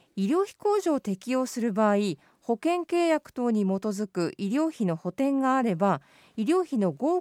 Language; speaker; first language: Japanese; native; Japanese